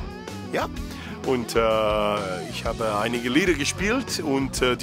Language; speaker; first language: German; non-native, learner; French